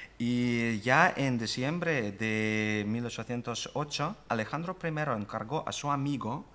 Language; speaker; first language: Spanish; non-native, fluent; Russian